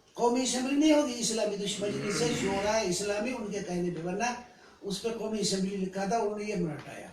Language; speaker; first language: Urdu; non-native, local second language; Baluchi